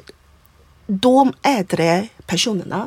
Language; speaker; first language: Swedish; non-native, fluent; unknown